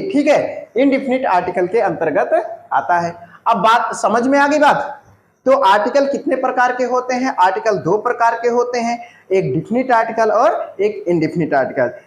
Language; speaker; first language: Hindi; native; Hindi